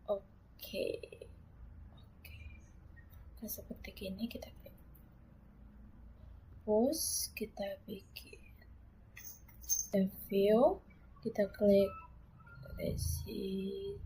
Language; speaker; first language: Indonesian; native; Indonesian